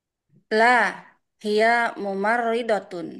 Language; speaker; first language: Arabic; non-native, learner; Indonesian